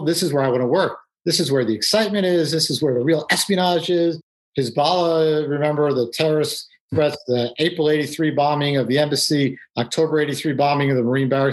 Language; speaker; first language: English; native; English